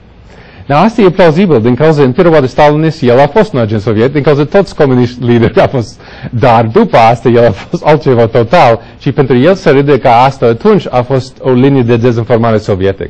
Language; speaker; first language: Romanian; non-native, learner; English